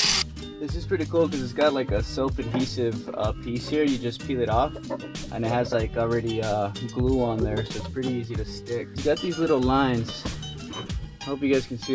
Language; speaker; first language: English; native; English